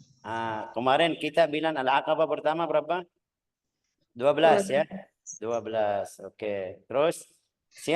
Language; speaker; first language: Indonesian; non-native, fluent; Arabic